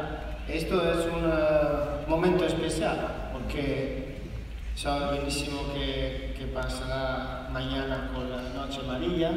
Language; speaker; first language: Spanish; non-native, learner; Italian